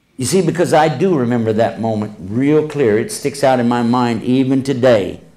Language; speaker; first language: English; native; English